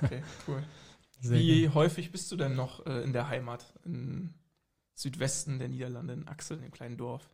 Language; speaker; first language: German; native; German